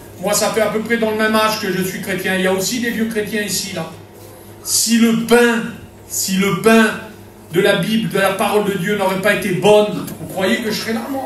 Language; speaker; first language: French; native; French